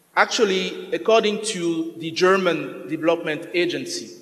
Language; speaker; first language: English; non-native, fluent; French